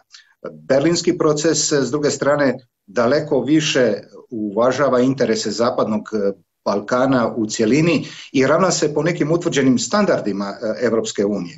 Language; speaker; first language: Serbian; native; Serbian